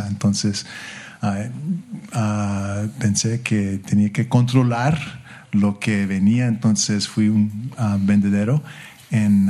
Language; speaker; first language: Spanish; early bilingual, heritage; English